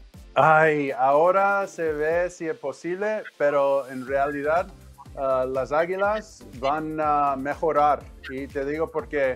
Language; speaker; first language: Spanish; non-native, learner; English